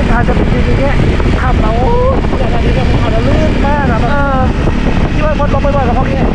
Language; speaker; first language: Thai; native; Thai